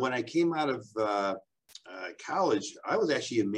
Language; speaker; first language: English; native; English